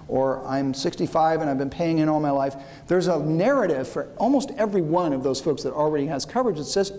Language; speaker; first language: English; native; English